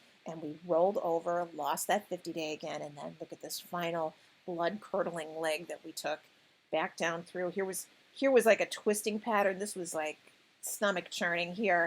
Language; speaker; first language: English; native; English